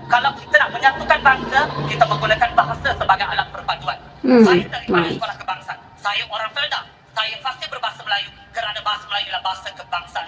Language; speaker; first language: Malay; native; Malay